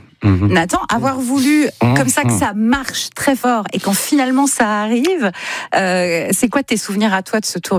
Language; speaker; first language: French; native; French